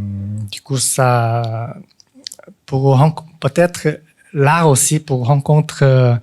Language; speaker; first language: French; non-native, fluent; Korean